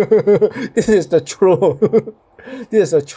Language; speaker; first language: English; non-native, learner; Cantonese